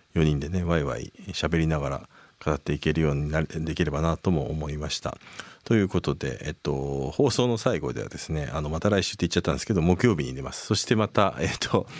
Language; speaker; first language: Japanese; native; Japanese